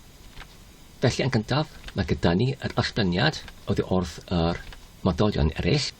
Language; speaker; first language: Welsh; non-native, learner; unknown